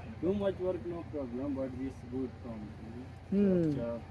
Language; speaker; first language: English; non-native, learner; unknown